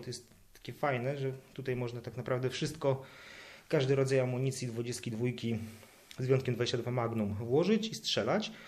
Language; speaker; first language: Polish; native; Polish